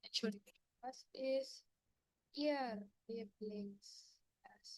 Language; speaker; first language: German; non-native, learner; Indonesian